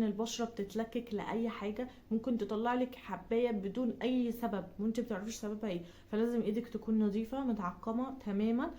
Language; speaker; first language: Arabic; native; Arabic